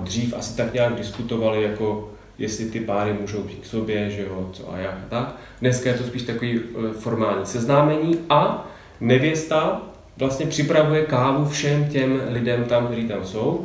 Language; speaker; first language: Czech; native; Czech